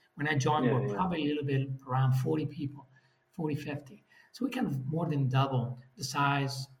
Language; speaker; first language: English; non-native, fluent; Italian